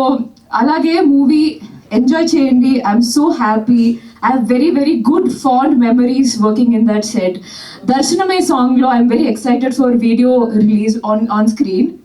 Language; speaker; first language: Telugu; non-native, fluent; Malayalam